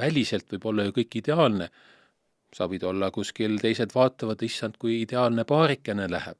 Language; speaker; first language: Estonian; native; Estonian